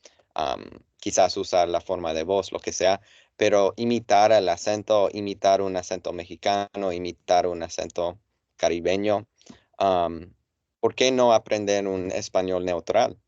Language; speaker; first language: Spanish; non-native, fluent; English